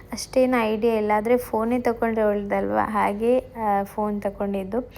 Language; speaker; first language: Kannada; non-native, local second language; Tulu